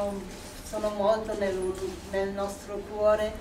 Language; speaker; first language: Italian; non-native, fluent; German